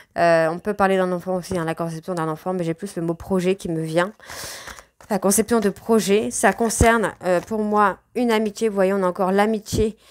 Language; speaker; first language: French; native; French